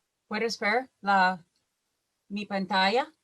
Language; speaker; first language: Spanish; non-native, fluent; English